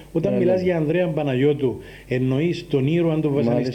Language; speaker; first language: Greek; native; Greek